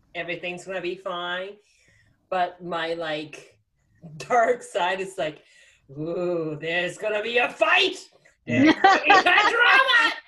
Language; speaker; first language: English; non-native, fluent; Japanese